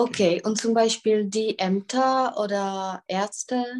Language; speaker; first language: German; non-native, fluent; Czech